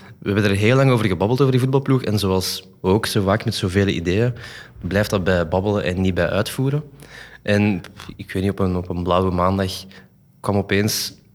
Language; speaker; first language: Dutch; native; Dutch